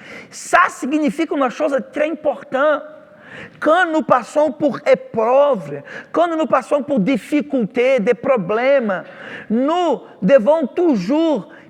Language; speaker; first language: French; non-native, fluent; Portuguese